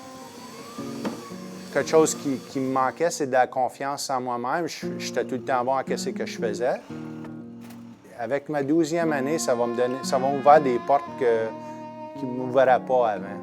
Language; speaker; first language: French; native; French